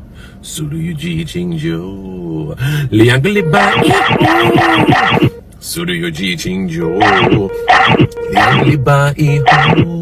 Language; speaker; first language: Chinese; non-native, learner; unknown